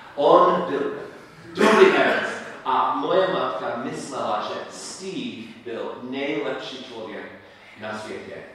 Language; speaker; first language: Czech; non-native, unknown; English